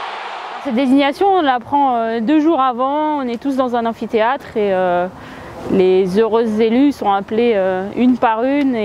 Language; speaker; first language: French; native; French